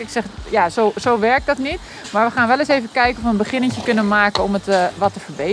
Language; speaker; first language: Dutch; native; Dutch